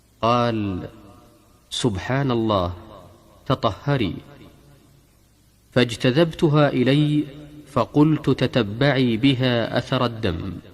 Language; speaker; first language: Arabic; native; Arabic